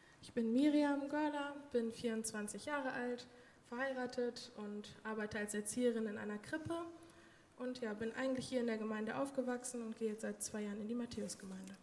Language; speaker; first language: German; native; German